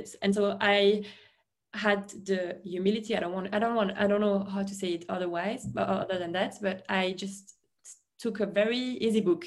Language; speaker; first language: English; non-native, fluent; French